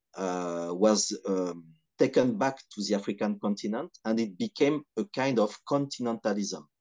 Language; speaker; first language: English; non-native, fluent; French